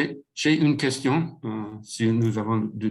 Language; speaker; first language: French; non-native, learner; English